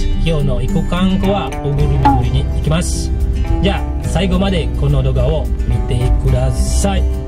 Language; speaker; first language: Japanese; non-native, learner; Indonesian